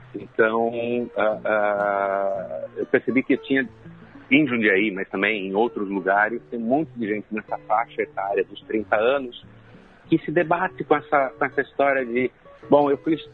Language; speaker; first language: Portuguese; native; Portuguese